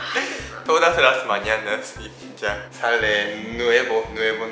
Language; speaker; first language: Spanish; non-native, learner; Japanese